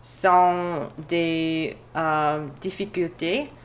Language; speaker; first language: French; non-native, learner; English